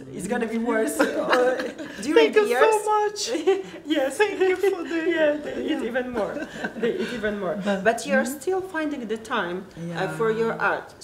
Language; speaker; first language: English; non-native, learner; Polish